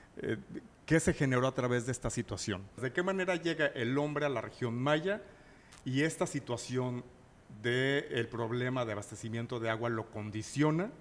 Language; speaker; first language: Spanish; native; Spanish